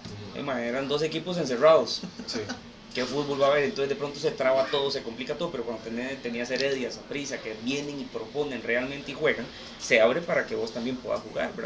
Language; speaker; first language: Spanish; native; Spanish